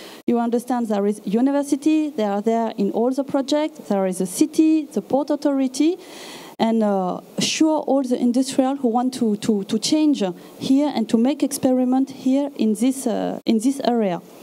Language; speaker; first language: English; non-native, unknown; French